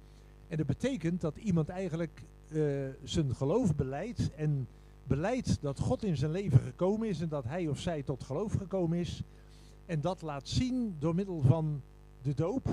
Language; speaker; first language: Dutch; native; Dutch